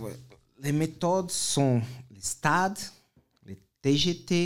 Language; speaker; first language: French; non-native, fluent; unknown